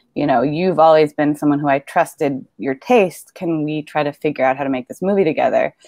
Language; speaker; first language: English; native; English